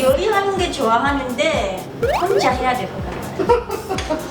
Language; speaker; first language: Korean; non-native, fluent; Italian